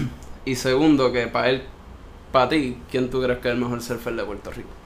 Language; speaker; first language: Spanish; native; Spanish